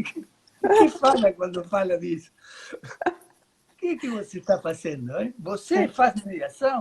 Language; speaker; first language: Portuguese; non-native, learner; Spanish